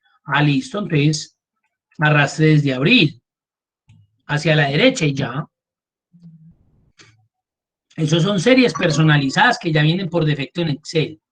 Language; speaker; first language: Spanish; native; Spanish